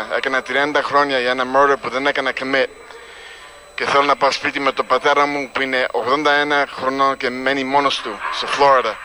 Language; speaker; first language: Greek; early bilingual, heritage; Greek